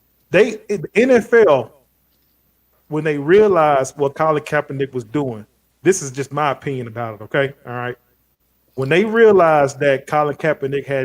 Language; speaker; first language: English; native; English